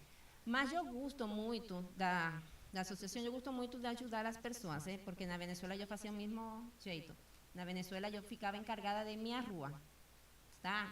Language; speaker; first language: Portuguese; non-native, fluent; Spanish